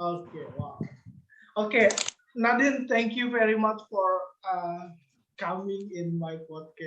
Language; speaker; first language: English; non-native, learner; Indonesian